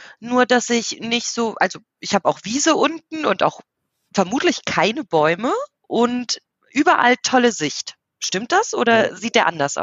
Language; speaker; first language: German; native; German